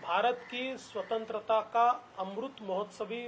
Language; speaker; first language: Hindi; non-native, local second language; Marathi